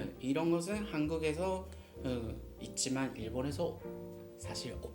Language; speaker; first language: Korean; non-native, learner; Japanese